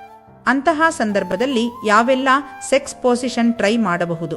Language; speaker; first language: Kannada; native; Kannada